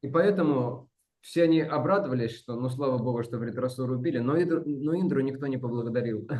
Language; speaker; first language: Russian; native; Russian